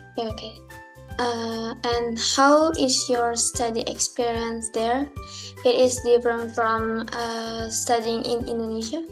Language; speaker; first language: English; non-native, learner; Indonesian